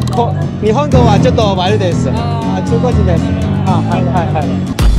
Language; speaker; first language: Japanese; non-native, learner; Chinese